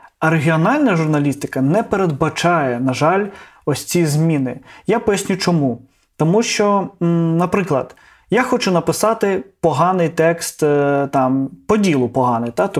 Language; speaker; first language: Ukrainian; non-native, local second language; Russian